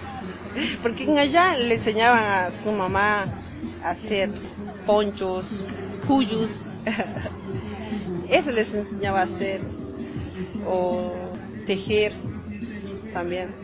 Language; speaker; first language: Spanish; early bilingual, other home language; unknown